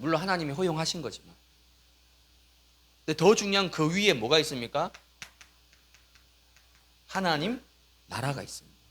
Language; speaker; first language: Korean; native; Korean